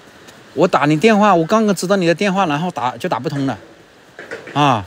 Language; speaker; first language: Chinese; native; Chinese